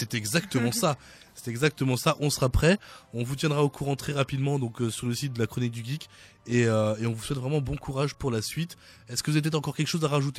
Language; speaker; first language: French; native; French